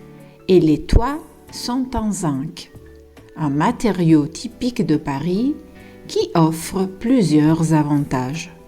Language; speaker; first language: French; non-native, fluent; Italian